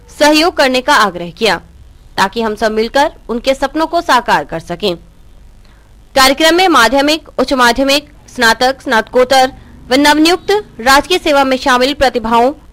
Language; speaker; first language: Hindi; native; Hindi